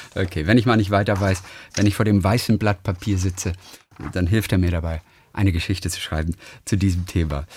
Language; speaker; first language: German; native; German